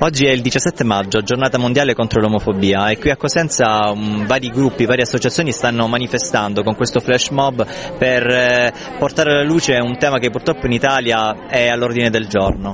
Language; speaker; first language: Italian; native; Italian